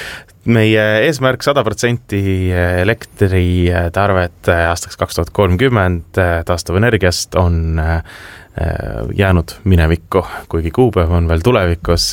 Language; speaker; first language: Estonian; native; Estonian